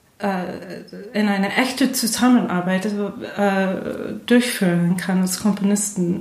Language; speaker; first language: German; non-native, fluent; English